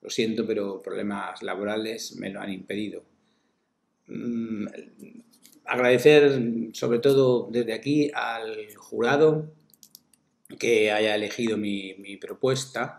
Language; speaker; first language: Spanish; native; Spanish